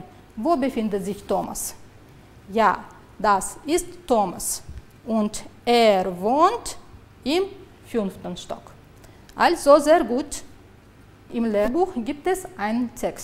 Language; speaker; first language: German; non-native, fluent; Uzbek